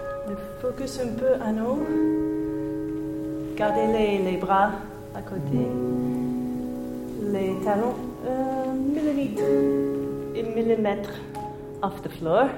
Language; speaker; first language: French; non-native, learner; English